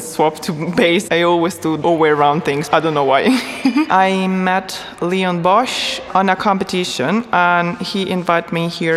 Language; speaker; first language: English; non-native, fluent; Italian